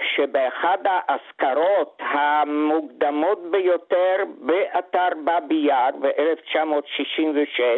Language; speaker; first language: Hebrew; non-native, fluent; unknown